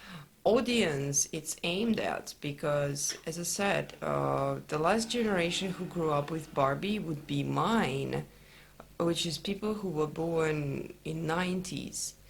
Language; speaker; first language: English; non-native, fluent; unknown